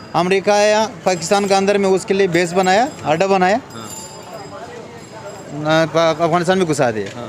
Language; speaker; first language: Hindi; non-native, learner; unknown